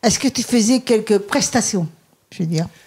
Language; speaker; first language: French; native; French